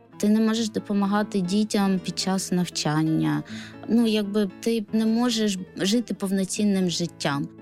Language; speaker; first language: Ukrainian; non-native, local second language; Romany